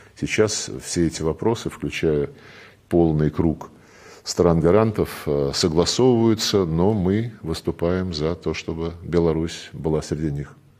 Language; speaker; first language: Russian; native; Russian